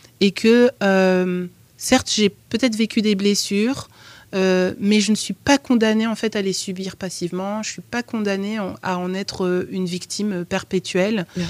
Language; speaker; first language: French; native; French